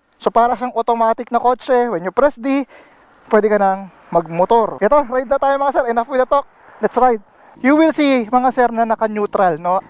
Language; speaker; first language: Filipino; native; Filipino